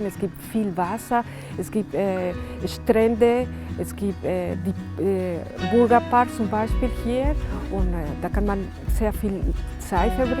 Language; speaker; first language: German; non-native, fluent; Spanish